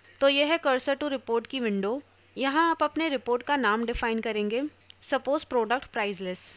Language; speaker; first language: Hindi; native; Hindi